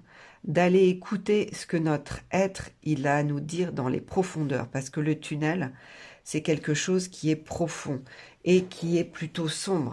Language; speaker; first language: French; native; French